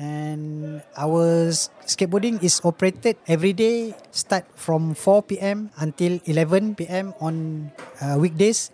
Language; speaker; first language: English; non-native, local second language; Malay